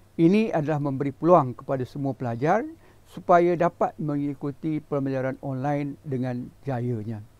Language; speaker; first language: Malay; native; Malay